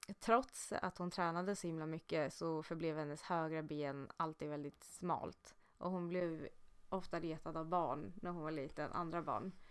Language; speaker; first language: Swedish; native; Swedish